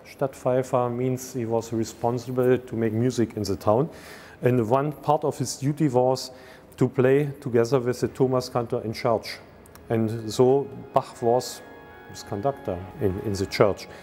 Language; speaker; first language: English; non-native, fluent; German